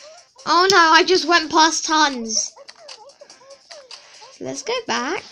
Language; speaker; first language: English; native; English